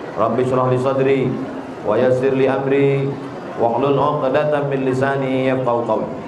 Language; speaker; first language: Indonesian; native; Indonesian